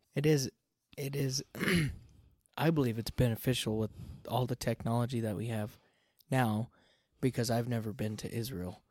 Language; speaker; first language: English; native; English